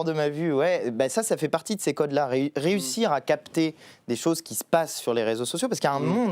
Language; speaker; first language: French; native; French